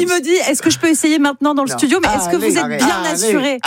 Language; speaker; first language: French; native; French